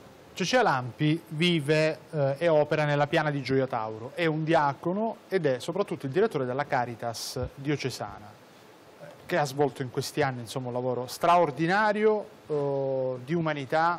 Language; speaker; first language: Italian; native; Italian